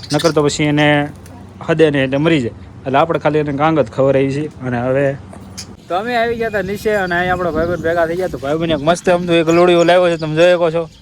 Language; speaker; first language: Gujarati; native; Gujarati